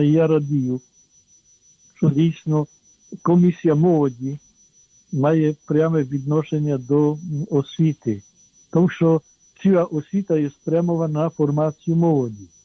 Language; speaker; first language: Ukrainian; non-native, fluent; Polish